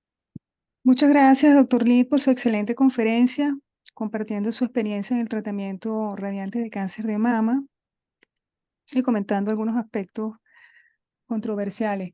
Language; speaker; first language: Spanish; native; Spanish